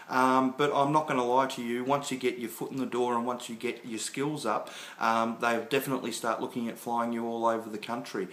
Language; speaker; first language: English; native; English